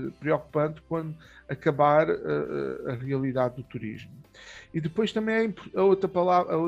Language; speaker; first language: Portuguese; native; Portuguese